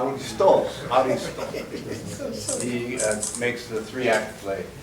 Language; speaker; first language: English; non-native, learner; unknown